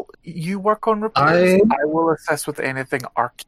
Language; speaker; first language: English; native; English